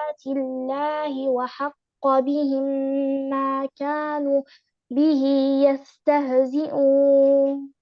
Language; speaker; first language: Arabic; non-native, learner; English